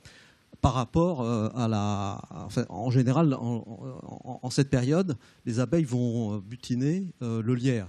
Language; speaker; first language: French; native; French